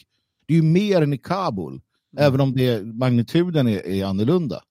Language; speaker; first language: Swedish; native; Swedish